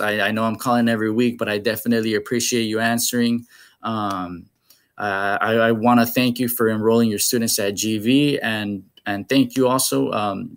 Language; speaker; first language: English; early bilingual, other home language; Spanish